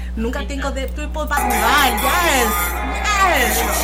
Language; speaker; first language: Spanish; early bilingual, other home language; English